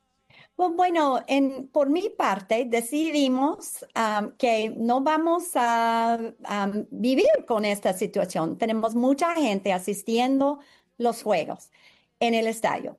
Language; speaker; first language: Spanish; non-native, fluent; English